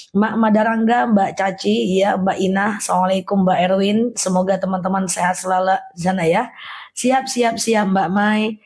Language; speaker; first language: Indonesian; non-native, local second language; Minangkabau